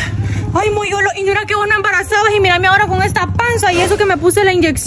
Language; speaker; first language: Spanish; native; Spanish